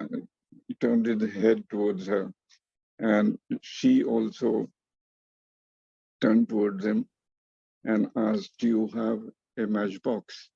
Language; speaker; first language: English; non-native, fluent; Hindi